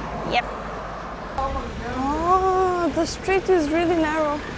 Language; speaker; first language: English; non-native, fluent; Turkish